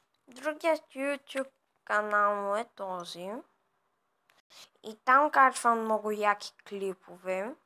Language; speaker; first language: Bulgarian; native; Bulgarian